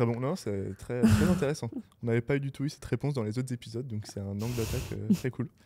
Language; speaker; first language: French; native; French